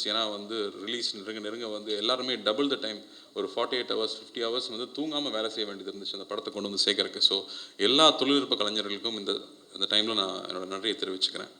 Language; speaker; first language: Tamil; native; Tamil